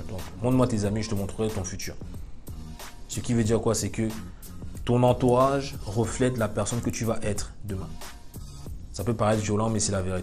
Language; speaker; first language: French; native; French